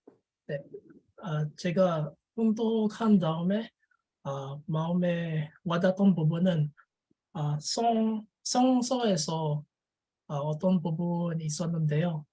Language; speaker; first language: Korean; non-native, learner; French